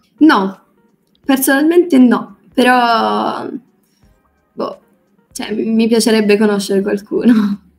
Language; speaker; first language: Italian; native; Italian